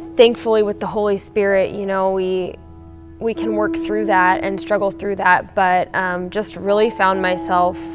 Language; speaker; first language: English; native; English